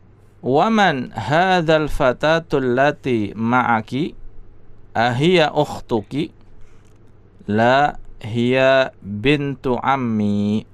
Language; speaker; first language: Arabic; non-native, fluent; Indonesian